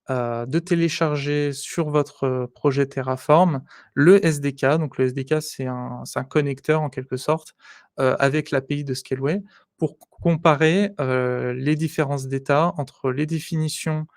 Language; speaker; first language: French; native; French